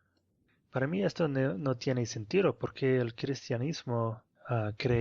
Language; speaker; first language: Spanish; non-native, fluent; English